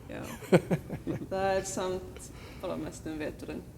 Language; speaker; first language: Icelandic; non-native, fluent; Swedish